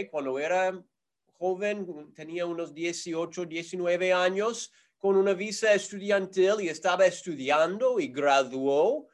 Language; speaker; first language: Spanish; non-native, fluent; English